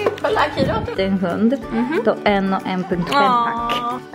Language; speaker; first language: Swedish; non-native, learner; Japanese